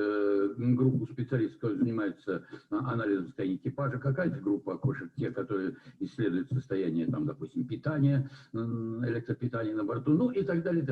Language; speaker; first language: Russian; native; Russian